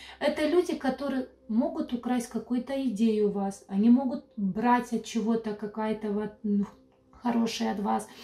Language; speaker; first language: Russian; non-native, local second language; Romanian